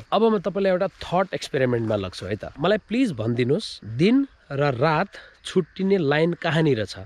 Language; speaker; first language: Nepali; non-native, local second language; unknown